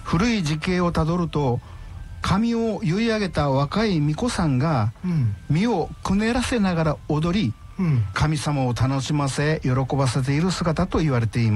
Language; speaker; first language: Japanese; native; Japanese